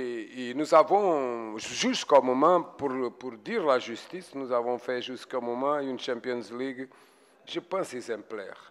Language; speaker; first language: French; non-native, fluent; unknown